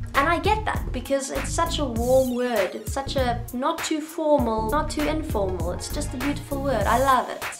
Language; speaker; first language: English; non-native, local second language; Afrikaans